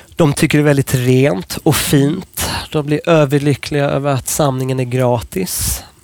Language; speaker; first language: Swedish; non-native, fluent; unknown